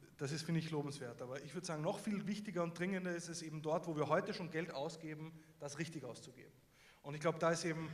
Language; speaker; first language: German; native; German